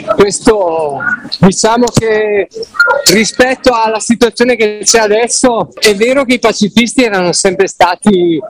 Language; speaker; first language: Italian; native; Italian